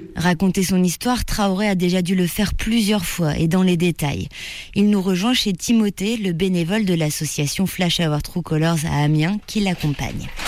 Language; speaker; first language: French; native; French